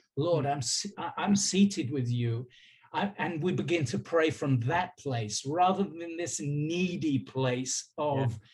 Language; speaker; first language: English; native; English